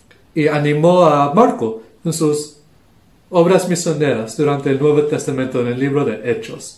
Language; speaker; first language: Spanish; non-native, local second language; English